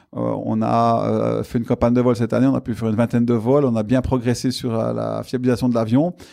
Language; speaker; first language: French; native; French